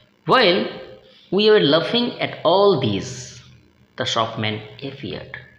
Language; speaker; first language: English; non-native, local second language; Bangla